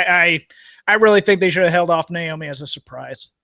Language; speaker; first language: English; native; English